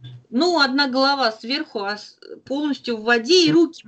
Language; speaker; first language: Russian; native; Russian